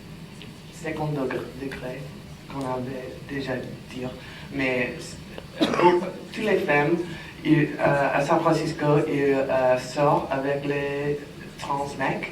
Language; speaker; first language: French; non-native, fluent; English